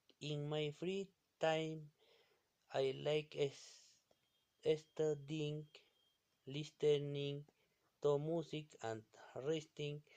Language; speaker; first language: English; non-native, learner; Spanish